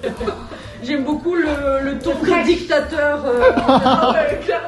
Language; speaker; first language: French; native; French